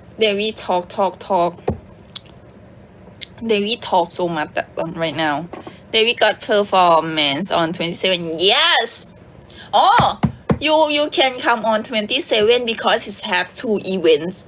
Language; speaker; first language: English; non-native, learner; Thai